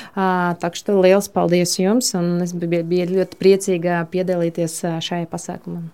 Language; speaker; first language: Latvian; non-native, local second language; Russian